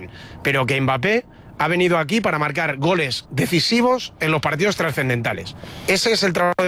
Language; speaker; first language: Spanish; native; Spanish